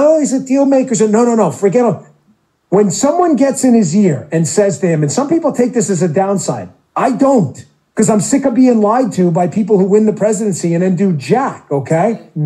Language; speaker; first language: English; native; English